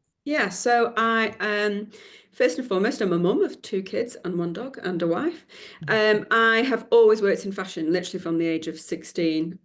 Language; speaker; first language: English; native; English